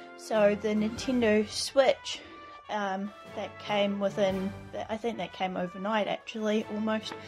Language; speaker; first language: English; native; English